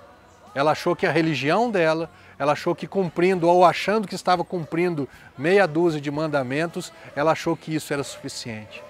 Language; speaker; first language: Portuguese; native; Portuguese